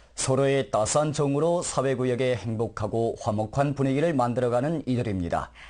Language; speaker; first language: Korean; early bilingual, heritage; Korean